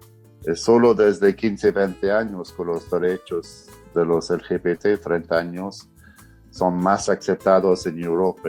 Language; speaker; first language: Spanish; non-native, fluent; English